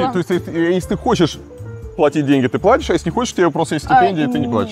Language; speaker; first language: Russian; native; Russian